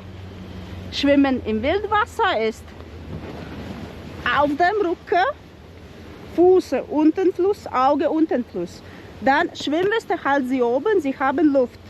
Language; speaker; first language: German; non-native, learner; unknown